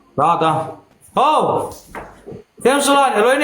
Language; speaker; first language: Russian; non-native, learner; Turkmen